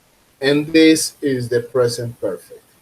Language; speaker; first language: English; non-native, fluent; Spanish